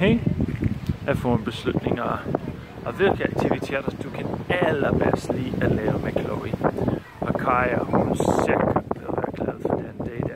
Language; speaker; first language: Danish; non-native, fluent; English